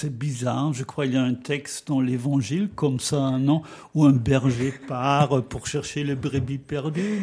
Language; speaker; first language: French; non-native, fluent; German